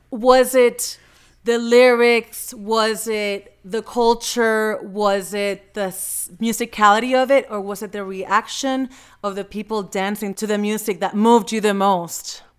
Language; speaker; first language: English; non-native, local second language; Spanish